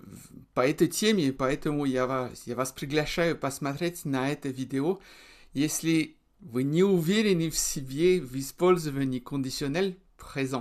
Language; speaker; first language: Russian; non-native, fluent; French